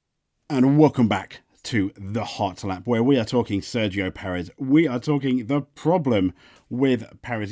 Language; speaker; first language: English; native; English